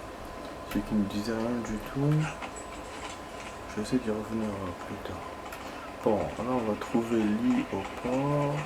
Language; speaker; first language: French; native; French